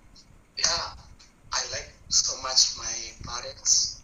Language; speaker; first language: English; non-native, learner; Indonesian